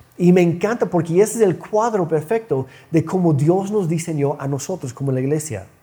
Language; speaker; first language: Spanish; non-native, fluent; English